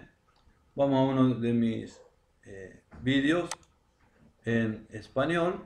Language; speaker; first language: Spanish; non-native, learner; Portuguese